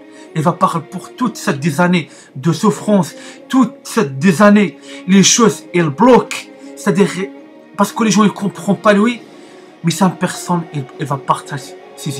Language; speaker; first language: French; non-native, learner; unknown